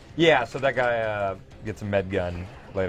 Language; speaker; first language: English; native; English